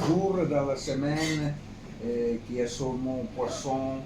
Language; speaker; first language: French; non-native, fluent; Italian